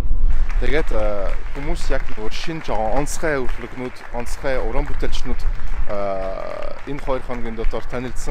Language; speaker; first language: Mongolian; non-native, fluent; French